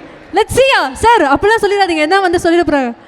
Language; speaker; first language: Tamil; native; Tamil